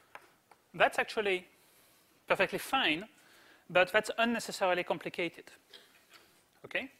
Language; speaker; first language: English; native; English